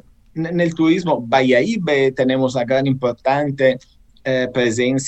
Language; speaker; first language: Spanish; non-native, fluent; Italian